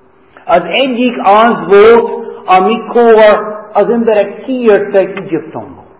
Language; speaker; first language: Hungarian; non-native, fluent; English